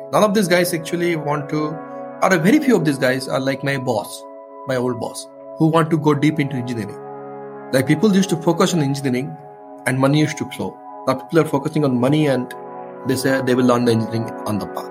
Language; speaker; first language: English; non-native, local second language; Odia